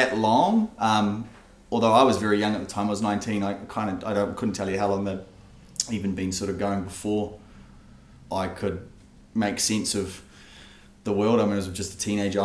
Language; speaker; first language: English; native; English